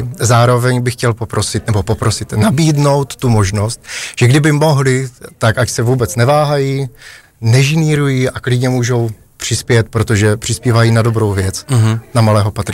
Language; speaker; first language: Czech; native; Czech